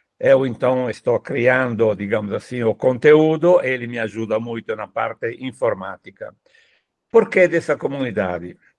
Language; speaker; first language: Portuguese; non-native, fluent; Italian